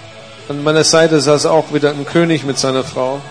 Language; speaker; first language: German; native; German